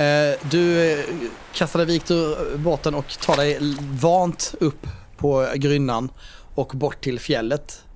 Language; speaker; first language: Swedish; native; Swedish